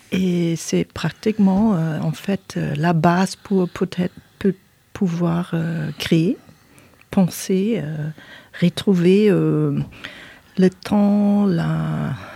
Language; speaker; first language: French; non-native, fluent; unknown